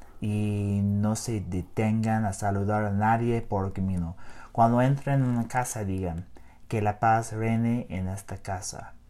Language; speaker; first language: Spanish; non-native, learner; English